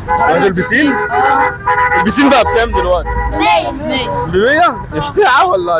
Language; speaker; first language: Arabic; native; Arabic